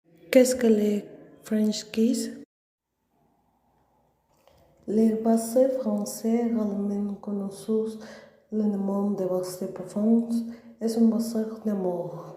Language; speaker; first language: French; non-native, learner; Spanish